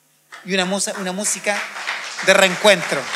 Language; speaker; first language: Spanish; native; Spanish